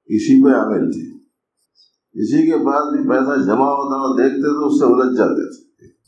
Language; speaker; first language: Urdu; native; Urdu